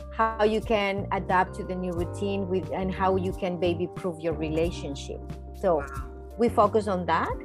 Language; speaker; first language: English; non-native, fluent; Spanish